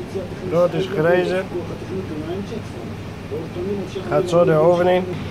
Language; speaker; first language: Dutch; non-native, fluent; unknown